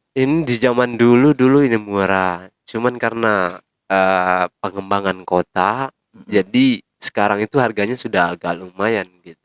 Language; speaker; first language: Indonesian; non-native, local second language; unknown